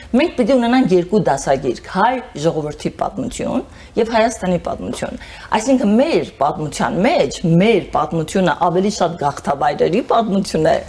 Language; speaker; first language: Armenian; early bilingual, heritage; Armenian